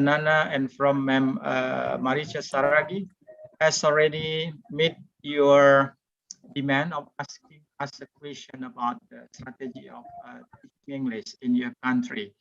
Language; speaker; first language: English; non-native, fluent; Indonesian